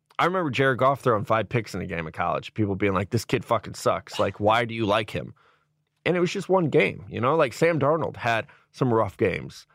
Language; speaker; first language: English; native; English